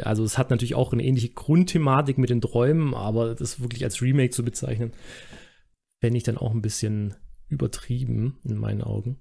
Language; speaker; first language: German; native; German